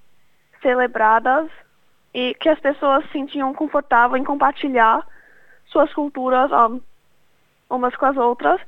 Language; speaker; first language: Portuguese; early bilingual, other home language; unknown